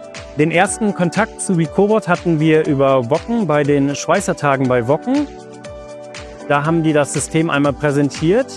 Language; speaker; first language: German; native; German